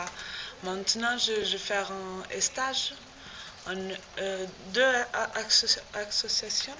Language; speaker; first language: French; non-native, learner; Portuguese